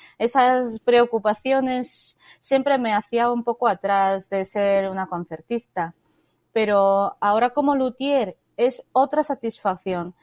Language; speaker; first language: Spanish; non-native, fluent; Korean